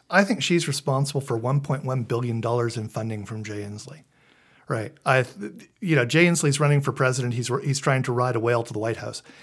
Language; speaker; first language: English; native; English